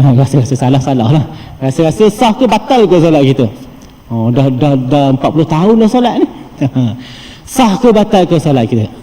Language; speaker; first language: Malay; native; Malay